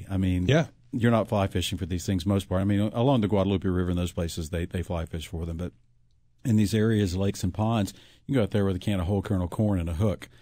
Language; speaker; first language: English; native; English